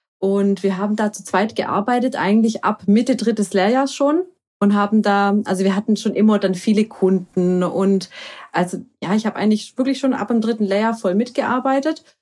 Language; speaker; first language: German; early bilingual, other home language; Croatian